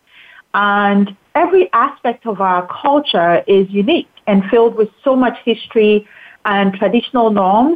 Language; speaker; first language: English; non-native, local second language; Akan